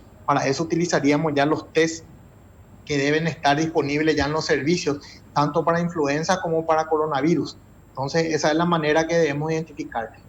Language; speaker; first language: Spanish; native; Spanish